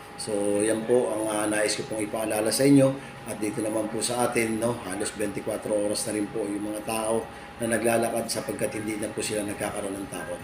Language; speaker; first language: Filipino; native; Filipino